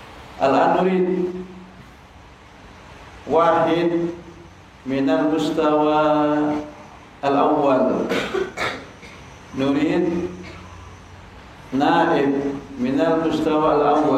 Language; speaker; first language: Arabic; non-native, fluent; Indonesian